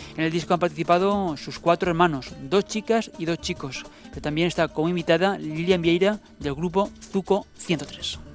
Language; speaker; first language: Spanish; native; Spanish